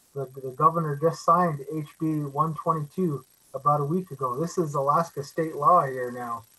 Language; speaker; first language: English; native; English